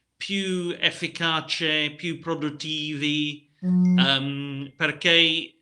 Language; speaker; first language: Italian; non-native, learner; English